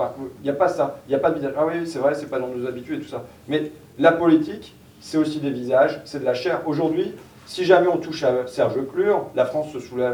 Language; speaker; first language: French; native; French